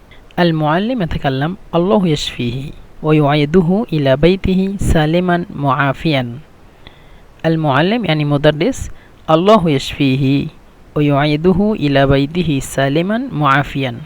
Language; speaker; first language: Arabic; non-native, fluent; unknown